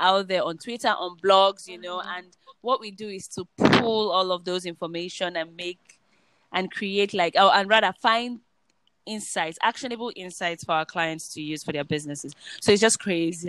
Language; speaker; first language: English; non-native, local second language; Igbo